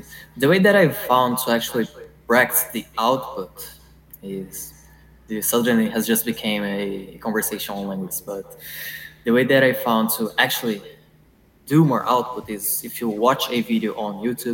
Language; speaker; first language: English; non-native, fluent; Portuguese